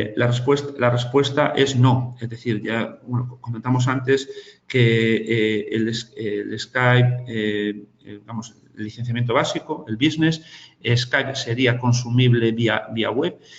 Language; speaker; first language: Spanish; native; Spanish